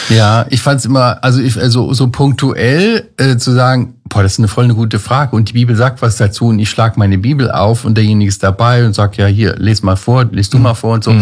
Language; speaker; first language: German; native; German